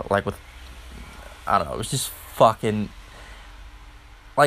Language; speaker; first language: English; non-native, fluent; Danish